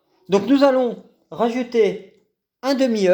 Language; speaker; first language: French; native; French